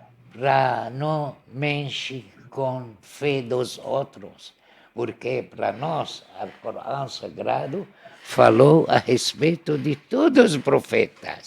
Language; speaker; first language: Portuguese; non-native, learner; Arabic